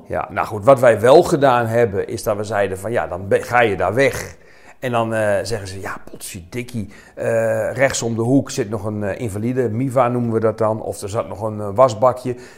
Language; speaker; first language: Dutch; native; Dutch